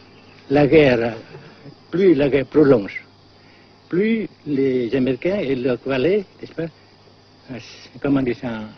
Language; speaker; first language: French; non-native, fluent; Vietnamese